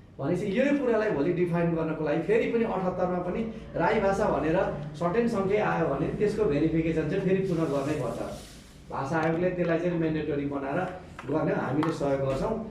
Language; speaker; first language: Nepali; non-native, local second language; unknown